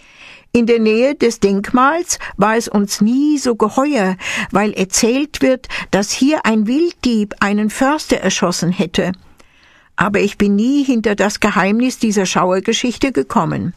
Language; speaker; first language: German; native; German